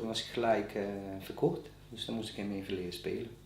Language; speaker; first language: Dutch; non-native, fluent; Bosnian